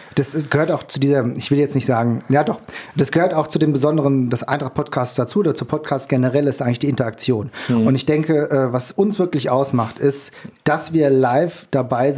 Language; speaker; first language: German; native; German